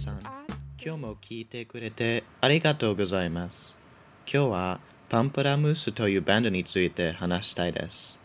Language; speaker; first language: Japanese; non-native, learner; English